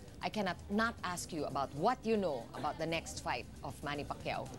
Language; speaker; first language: English; non-native, local second language; Filipino